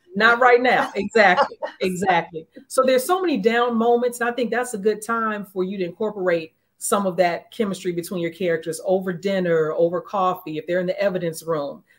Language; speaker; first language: English; native; English